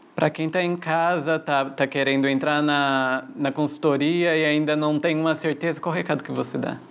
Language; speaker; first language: Portuguese; native; Portuguese